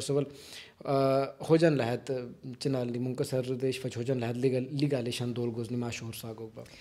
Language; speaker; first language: Hungarian; non-native, learner; Hindi